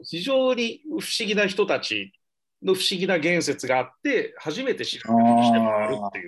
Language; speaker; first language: Japanese; native; Japanese